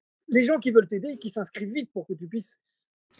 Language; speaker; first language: French; native; French